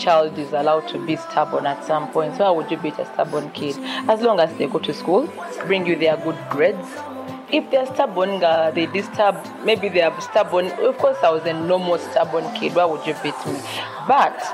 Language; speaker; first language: English; non-native, local second language; Ganda